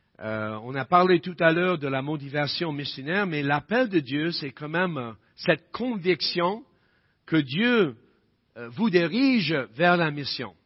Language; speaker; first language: French; non-native, fluent; English